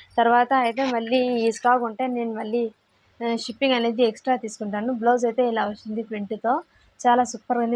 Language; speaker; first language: Telugu; non-native, local second language; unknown